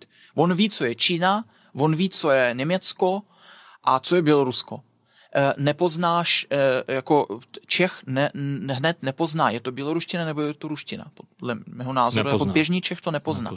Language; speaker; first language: Czech; non-native, fluent; Belarusian